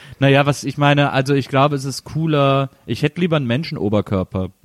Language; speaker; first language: German; native; German